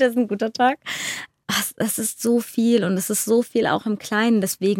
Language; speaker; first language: German; early bilingual, other home language; Turkish